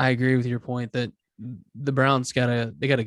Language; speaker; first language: English; native; English